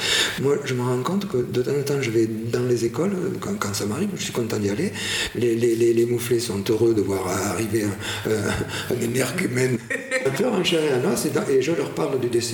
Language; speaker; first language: French; native; French